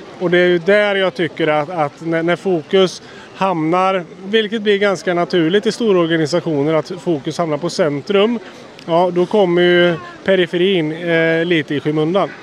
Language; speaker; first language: Swedish; native; Swedish